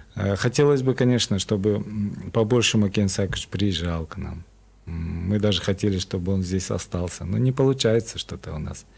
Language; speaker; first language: Russian; non-native, local second language; Kyrgyz